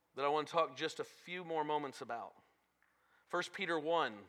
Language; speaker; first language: English; native; English